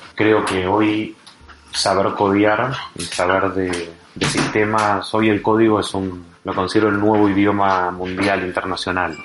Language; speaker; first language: Spanish; native; Spanish